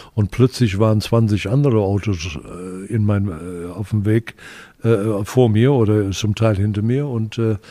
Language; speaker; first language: German; non-native, fluent; English